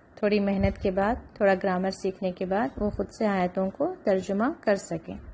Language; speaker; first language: Urdu; native; Urdu